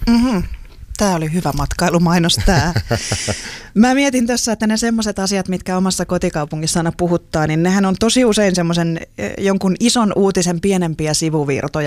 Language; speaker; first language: Finnish; native; Finnish